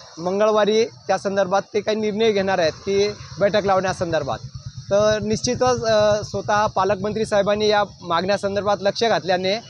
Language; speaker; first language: Marathi; non-native, local second language; Lambadi